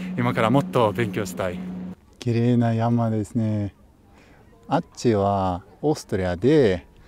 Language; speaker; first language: Japanese; non-native, fluent; Russian